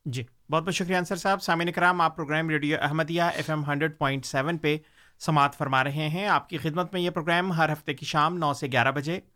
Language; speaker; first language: Urdu; native; Urdu